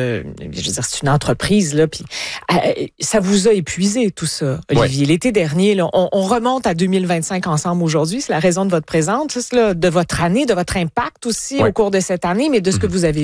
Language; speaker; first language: French; native; French